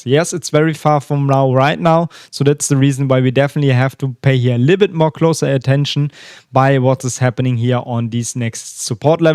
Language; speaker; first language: English; non-native, fluent; German